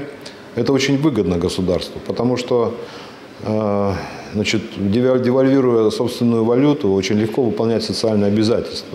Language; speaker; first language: Russian; native; Russian